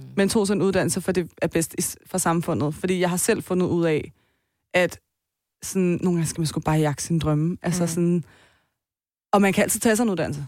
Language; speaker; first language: Danish; early bilingual, other home language; Persian